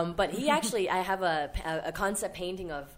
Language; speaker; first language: English; non-native, local second language; Cantonese